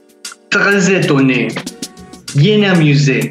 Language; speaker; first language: French; non-native, fluent; Spanish